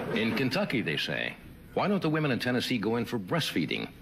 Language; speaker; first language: English; native; English